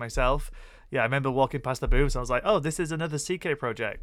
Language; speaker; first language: English; native; English